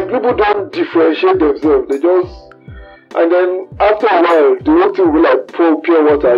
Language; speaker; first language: English; non-native, local second language; Yoruba